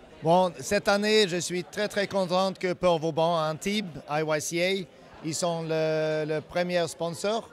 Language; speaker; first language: French; non-native, fluent; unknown